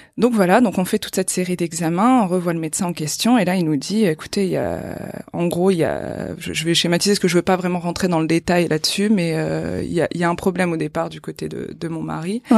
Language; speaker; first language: French; native; French